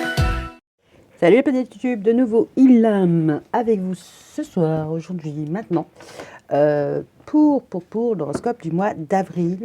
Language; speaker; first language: French; native; French